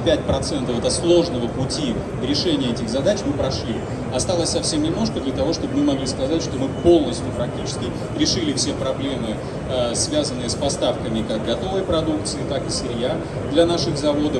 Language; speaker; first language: Russian; native; Russian